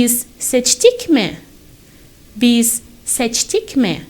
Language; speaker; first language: Turkish; non-native, fluent; Russian